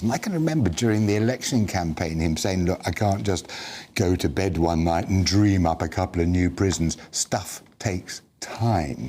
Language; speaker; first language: English; native; English